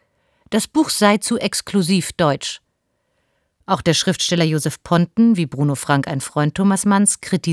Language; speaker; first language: German; native; German